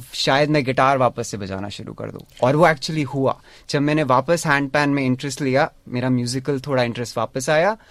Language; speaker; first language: Hindi; native; Hindi